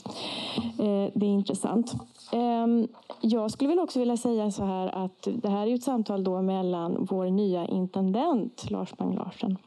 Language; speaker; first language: Swedish; native; Swedish